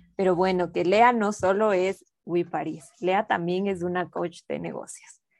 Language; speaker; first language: Spanish; native; Spanish